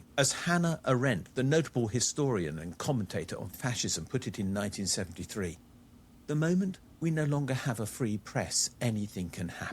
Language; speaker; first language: English; native; English